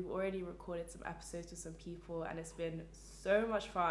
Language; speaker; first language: English; native; English